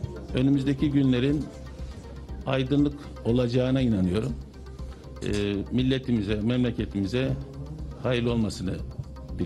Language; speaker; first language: Turkish; native; Turkish